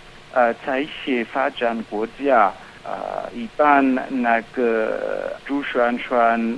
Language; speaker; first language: Chinese; non-native, fluent; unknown